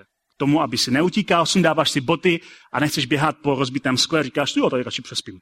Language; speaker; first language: Czech; native; Czech